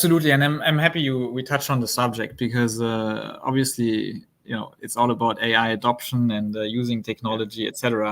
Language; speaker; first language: English; non-native, fluent; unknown